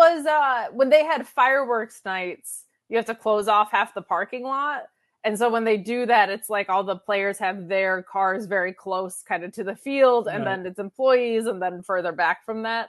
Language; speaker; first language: English; native; English